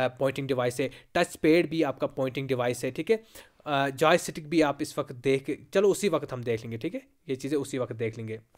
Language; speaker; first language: Hindi; non-native, local second language; Kashmiri